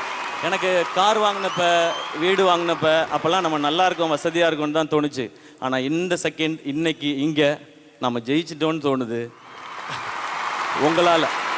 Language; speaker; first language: Tamil; native; Tamil